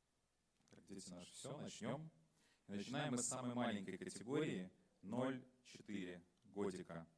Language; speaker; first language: Russian; native; Russian